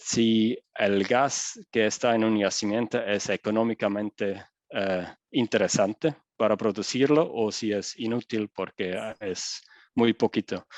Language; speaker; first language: Spanish; non-native, fluent; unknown